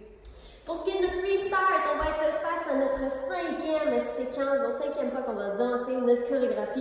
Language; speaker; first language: French; native; French